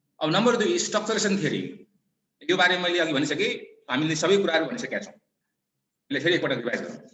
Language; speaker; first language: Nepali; non-native, local second language; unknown